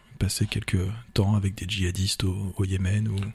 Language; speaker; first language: French; native; French